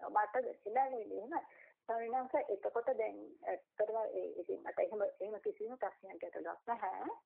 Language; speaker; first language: Sinhala; non-native, local second language; Tamil